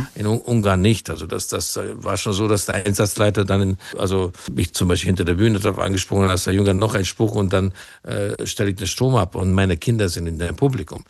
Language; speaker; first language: German; non-native, fluent; Hungarian